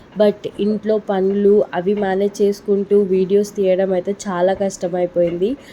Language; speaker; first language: Telugu; non-native, local second language; Lambadi